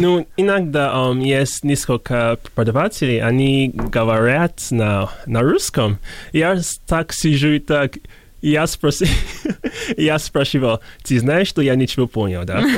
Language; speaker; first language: Russian; non-native, learner; English